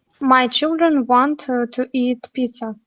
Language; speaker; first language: English; non-native, learner; Russian